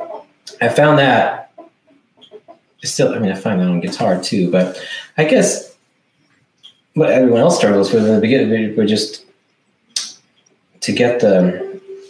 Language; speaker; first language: English; non-native, fluent; Swedish